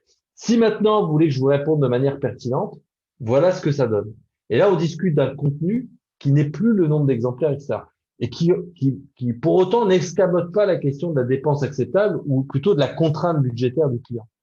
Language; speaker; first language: French; native; French